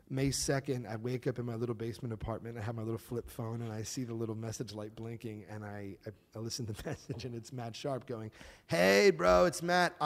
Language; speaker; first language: English; native; English